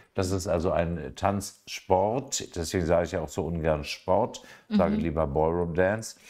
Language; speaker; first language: German; native; German